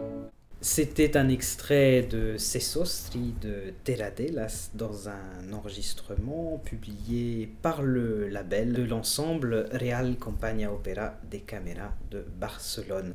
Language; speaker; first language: French; native; French